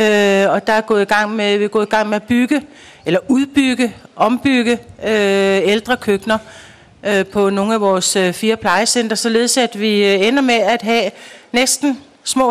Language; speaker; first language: Danish; native; Danish